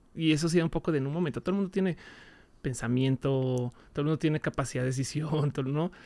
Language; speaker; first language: Spanish; native; Spanish